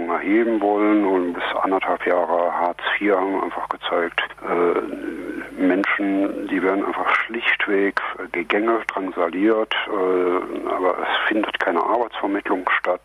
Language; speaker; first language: German; native; German